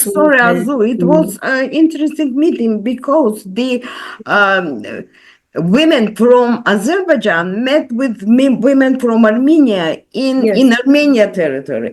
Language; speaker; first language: English; non-native, fluent; Armenian